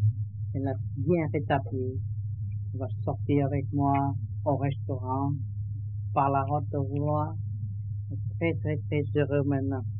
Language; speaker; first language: French; non-native, learner; Vietnamese